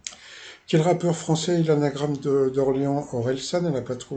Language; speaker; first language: French; native; French